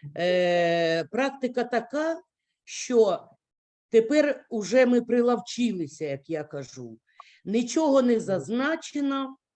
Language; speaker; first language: Ukrainian; native; Ukrainian